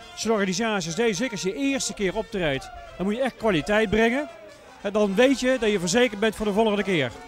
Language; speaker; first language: Dutch; native; Dutch